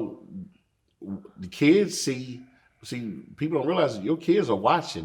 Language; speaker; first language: English; native; English